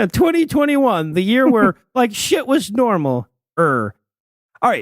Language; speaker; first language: English; native; English